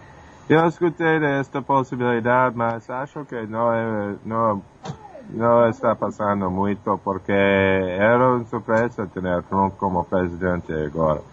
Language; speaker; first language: Portuguese; non-native, fluent; English